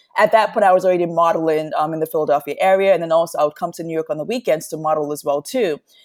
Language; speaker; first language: English; non-native, local second language; Yoruba